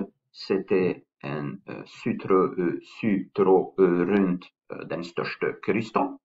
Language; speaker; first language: Norwegian; non-native, fluent; French